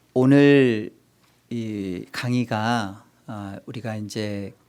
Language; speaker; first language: Korean; native; Korean